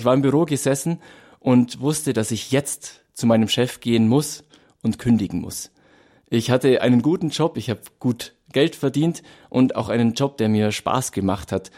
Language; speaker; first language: German; native; German